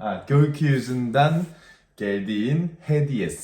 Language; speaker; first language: Turkish; non-native, learner; Korean